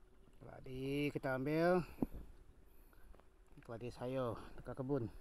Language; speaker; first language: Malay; non-native, local second language; Iban